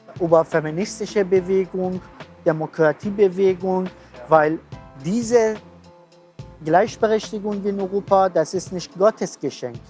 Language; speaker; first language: German; non-native, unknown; Persian